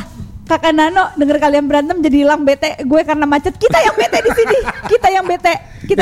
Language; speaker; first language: Indonesian; native; Indonesian